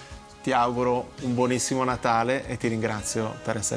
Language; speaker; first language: Italian; native; Italian